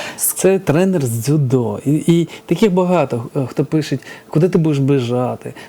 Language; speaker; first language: Ukrainian; early bilingual, other home language; Georgian